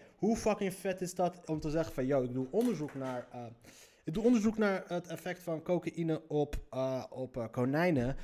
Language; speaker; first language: Dutch; early bilingual, other home language; Riffian